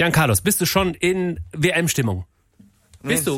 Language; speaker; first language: German; native; German